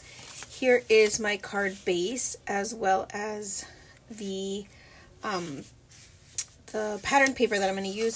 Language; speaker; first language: English; native; English